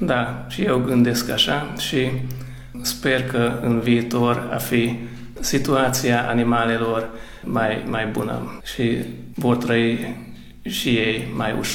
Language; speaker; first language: Romanian; early bilingual, heritage; Romanian